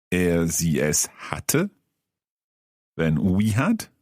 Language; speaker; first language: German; non-native, learner; English